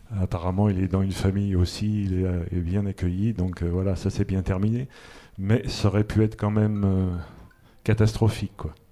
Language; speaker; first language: French; native; French